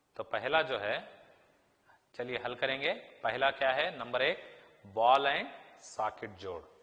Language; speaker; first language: Urdu; native; Urdu